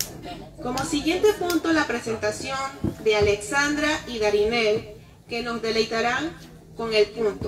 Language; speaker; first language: Spanish; native; Spanish